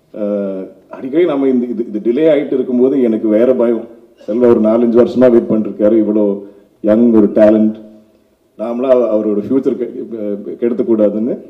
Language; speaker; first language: Tamil; non-native, local second language; Malayalam